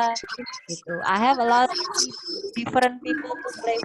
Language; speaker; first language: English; non-native, fluent; Indonesian